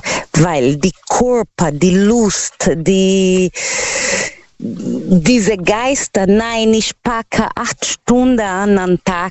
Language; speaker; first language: German; non-native, learner; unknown